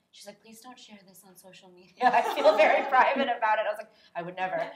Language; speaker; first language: English; native; English